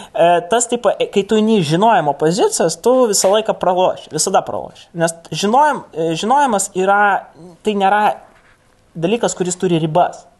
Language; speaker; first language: Lithuanian; non-native, local second language; Russian